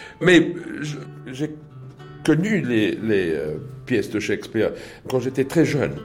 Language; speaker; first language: French; non-native, learner; English